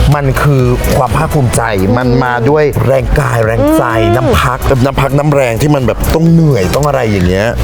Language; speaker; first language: Thai; native; Thai